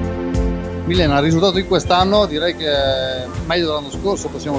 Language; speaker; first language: Italian; native; Italian